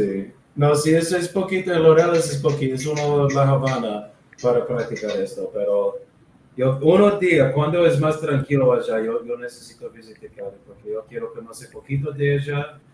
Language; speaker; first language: Spanish; non-native, learner; English